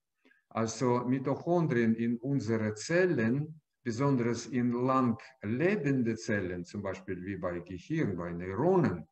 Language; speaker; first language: German; non-native, fluent; Russian